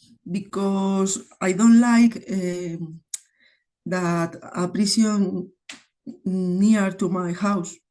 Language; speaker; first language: English; non-native, learner; Spanish